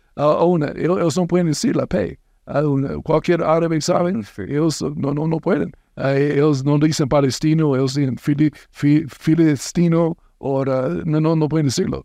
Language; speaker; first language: Spanish; non-native, fluent; English